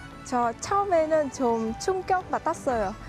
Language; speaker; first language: Korean; non-native, learner; Vietnamese